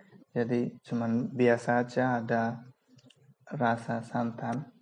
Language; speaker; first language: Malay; non-native, local second language; Bangla